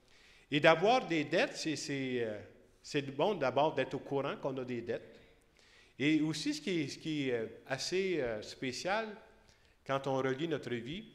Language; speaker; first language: French; native; French